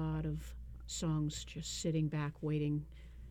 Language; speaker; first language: English; native; English